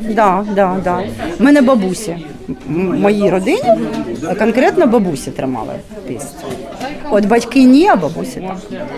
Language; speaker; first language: Ukrainian; native; Ukrainian